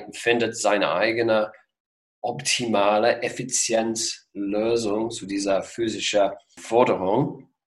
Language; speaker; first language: German; non-native, fluent; English